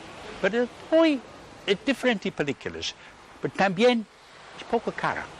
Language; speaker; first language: Spanish; non-native, learner; English